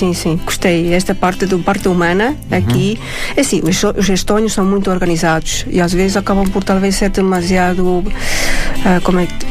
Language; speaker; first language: Portuguese; non-native, fluent; Estonian